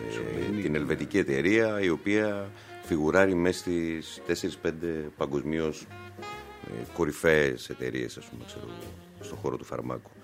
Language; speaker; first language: Greek; native; Greek